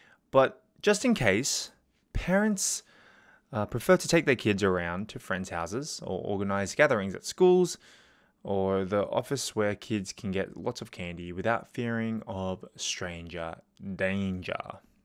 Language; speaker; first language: English; native; English